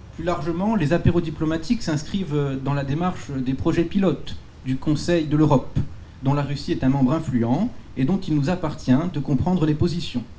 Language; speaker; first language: French; native; French